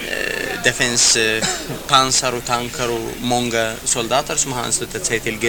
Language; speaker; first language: Swedish; non-native, fluent; Arabic